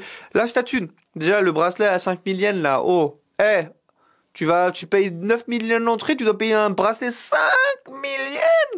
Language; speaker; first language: French; native; French